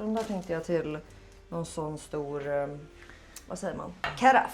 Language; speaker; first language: Swedish; native; Swedish